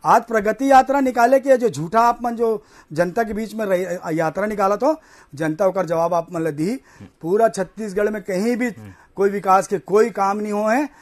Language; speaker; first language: Hindi; native; Hindi